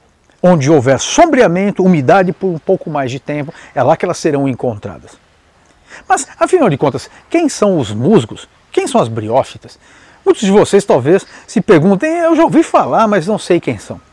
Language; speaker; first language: Portuguese; native; Portuguese